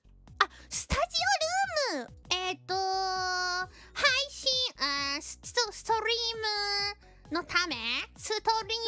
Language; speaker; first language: Japanese; native; Japanese